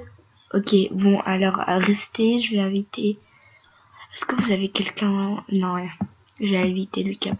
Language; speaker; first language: French; native; French